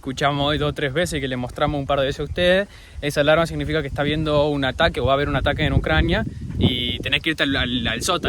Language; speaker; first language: Spanish; native; Spanish